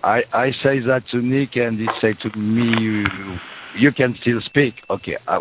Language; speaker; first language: English; non-native, fluent; French